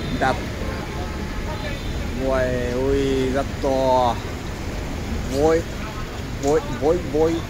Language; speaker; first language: Vietnamese; non-native, learner; Japanese